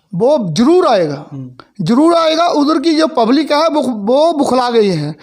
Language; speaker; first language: Hindi; non-native, local second language; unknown